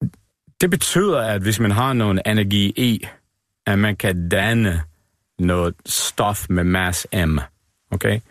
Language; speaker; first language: Danish; non-native, fluent; English